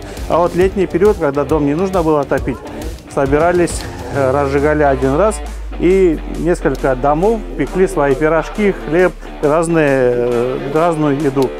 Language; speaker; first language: Russian; native; Russian